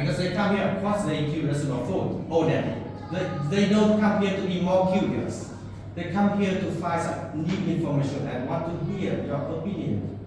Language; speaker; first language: English; non-native, learner; Vietnamese